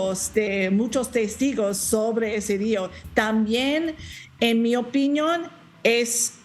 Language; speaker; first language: Spanish; non-native, learner; English